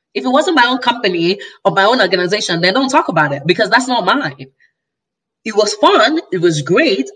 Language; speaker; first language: English; non-native, local second language; Yoruba